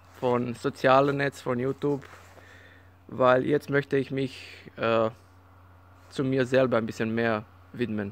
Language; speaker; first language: German; non-native, learner; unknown